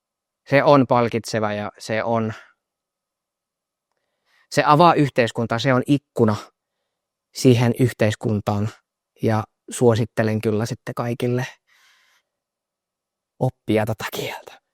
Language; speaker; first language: Finnish; non-native, fluent; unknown